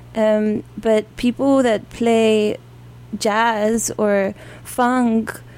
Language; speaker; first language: English; non-native, fluent; German